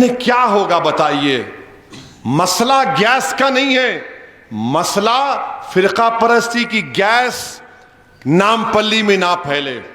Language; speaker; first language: Urdu; native; Urdu